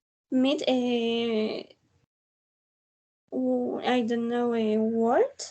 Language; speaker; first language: English; non-native, learner; Spanish